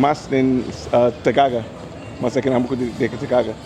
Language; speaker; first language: Spanish; non-native, learner; English